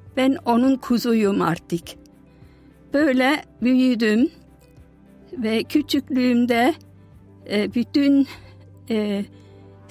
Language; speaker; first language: Turkish; non-native, fluent; German